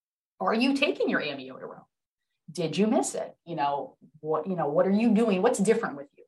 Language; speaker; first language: English; native; English